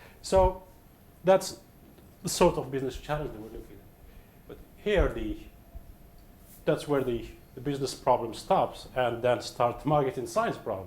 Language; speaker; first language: English; non-native, fluent; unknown